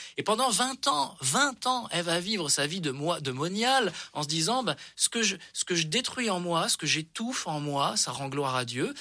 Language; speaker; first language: French; native; French